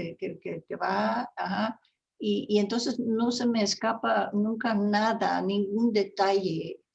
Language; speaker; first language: Spanish; non-native, fluent; Dutch